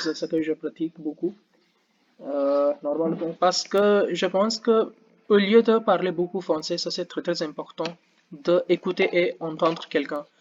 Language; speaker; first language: French; non-native, learner; Hindi